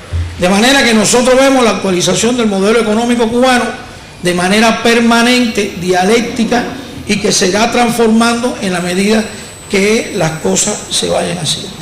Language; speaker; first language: Spanish; native; Spanish